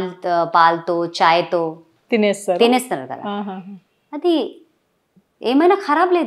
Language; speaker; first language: Telugu; non-native, local second language; Hindi